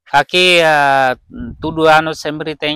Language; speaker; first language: Portuguese; non-native, learner; Vietnamese